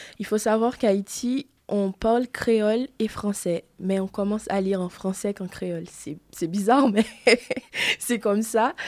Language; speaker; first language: French; non-native, local second language; Haitian Creole